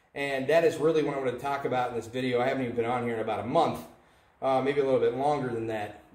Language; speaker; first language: English; native; English